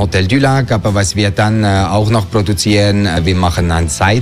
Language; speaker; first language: German; native; German